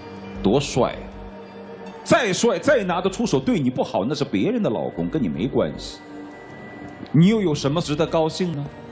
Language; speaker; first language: Chinese; native; Chinese